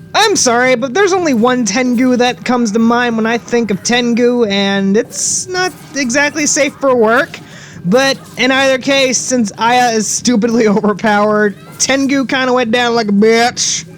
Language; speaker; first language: English; native; English